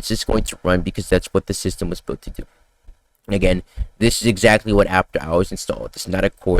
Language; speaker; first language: English; native; English